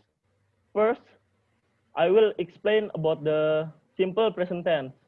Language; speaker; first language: English; non-native, learner; Indonesian